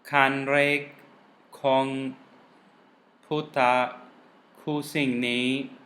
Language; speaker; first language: Thai; non-native, learner; Tamil